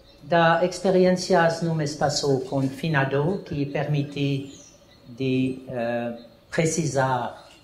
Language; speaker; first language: Portuguese; non-native, learner; French